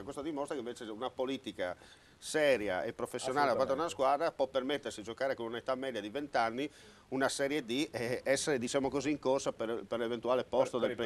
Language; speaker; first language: Italian; native; Italian